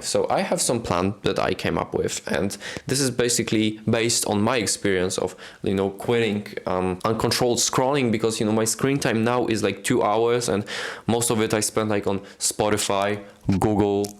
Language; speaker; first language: English; non-native, fluent; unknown